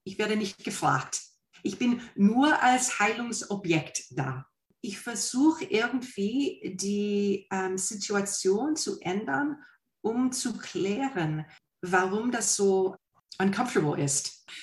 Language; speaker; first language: German; non-native, fluent; English